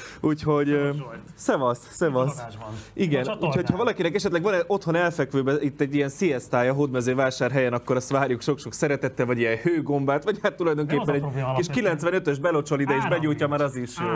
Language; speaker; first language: Hungarian; native; Hungarian